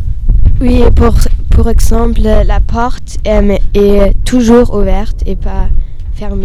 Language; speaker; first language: French; non-native, learner; German